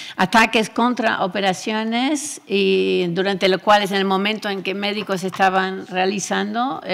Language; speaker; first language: Spanish; native; Spanish